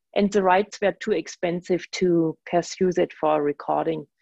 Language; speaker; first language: English; non-native, fluent; German